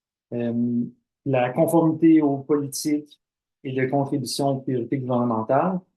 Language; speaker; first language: French; native; French